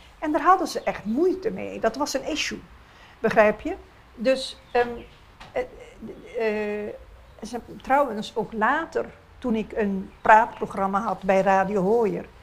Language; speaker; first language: Dutch; non-native, local second language; Papiamento